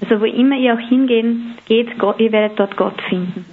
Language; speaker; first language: German; native; German